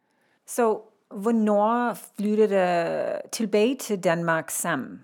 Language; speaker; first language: Danish; non-native, learner; English